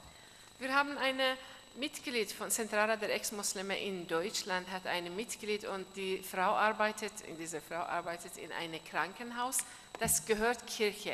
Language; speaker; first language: German; non-native, learner; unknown